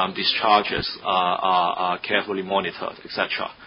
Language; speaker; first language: English; non-native, local second language; Cantonese